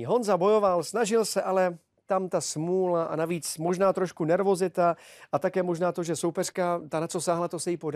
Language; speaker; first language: Czech; native; Czech